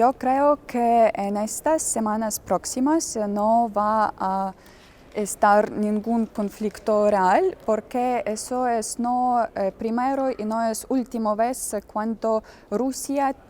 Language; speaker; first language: Spanish; non-native, learner; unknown